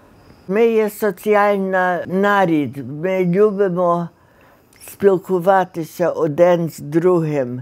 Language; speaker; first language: Ukrainian; early bilingual, heritage; Ukrainian